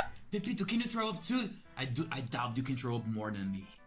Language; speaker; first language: English; non-native, fluent; Portuguese